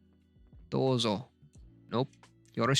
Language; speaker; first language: Japanese; non-native, learner; Turkish